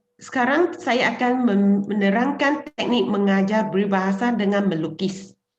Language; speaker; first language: Malay; non-native, local second language; Chinese